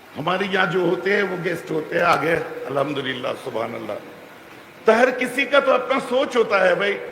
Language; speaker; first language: Urdu; non-native, local second language; Bangla